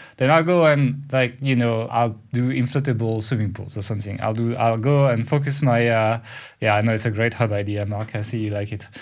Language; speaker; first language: English; non-native, fluent; French